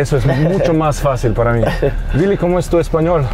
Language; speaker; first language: Spanish; non-native, learner; German